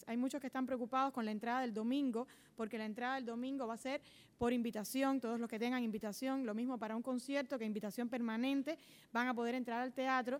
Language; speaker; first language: Spanish; native; Spanish